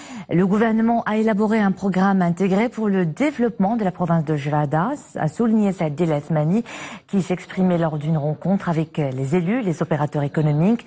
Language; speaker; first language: French; non-native, local second language; Arabic